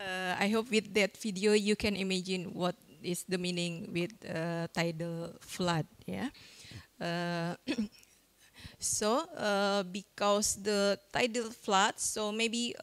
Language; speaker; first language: English; non-native, fluent; Indonesian